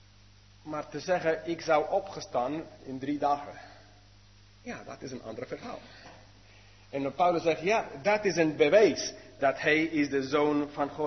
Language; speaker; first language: Dutch; non-native, fluent; English